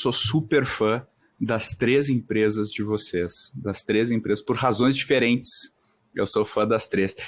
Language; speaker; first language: Portuguese; native; Portuguese